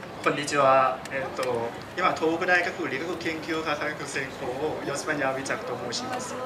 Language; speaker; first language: Japanese; non-native, learner; Thai